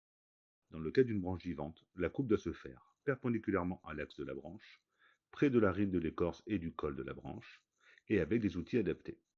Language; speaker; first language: French; native; French